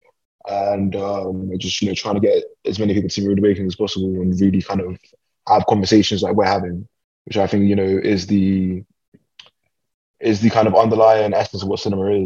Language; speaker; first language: English; native; English